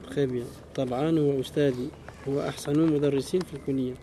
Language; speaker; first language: Arabic; non-native, fluent; French